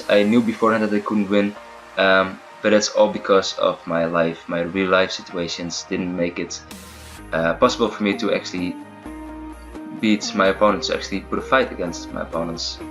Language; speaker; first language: English; non-native, fluent; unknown